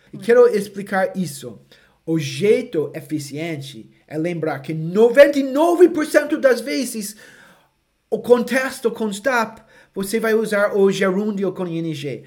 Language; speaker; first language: Portuguese; non-native, fluent; English